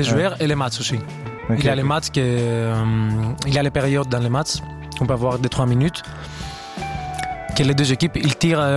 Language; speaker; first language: French; non-native, fluent; Greek